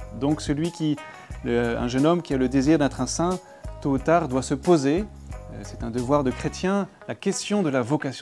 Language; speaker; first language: French; native; French